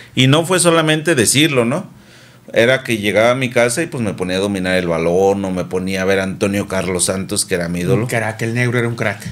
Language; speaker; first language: Spanish; native; Spanish